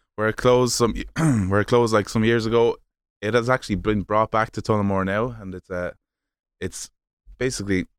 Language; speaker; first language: English; native; English